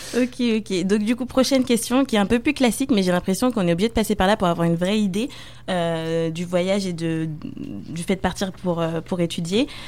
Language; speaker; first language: French; native; French